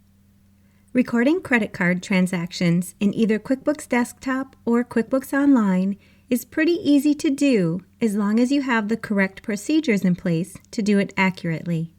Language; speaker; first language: English; native; English